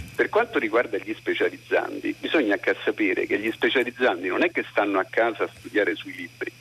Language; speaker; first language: Italian; native; Italian